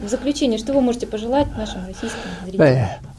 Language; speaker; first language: Russian; native; Russian